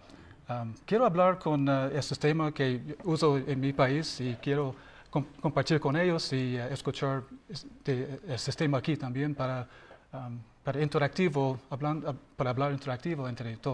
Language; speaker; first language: Spanish; non-native, learner; English